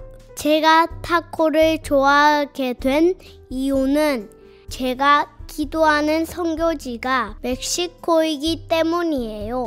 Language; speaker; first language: Korean; native; Korean